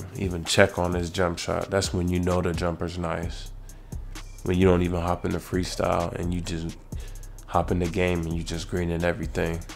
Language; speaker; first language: English; native; English